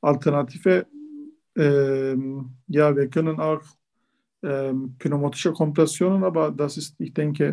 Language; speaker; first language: German; non-native, learner; Turkish